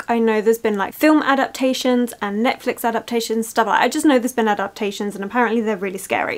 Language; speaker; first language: English; native; English